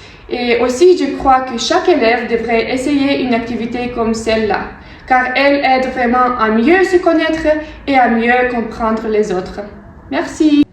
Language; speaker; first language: French; non-native, learner; Romanian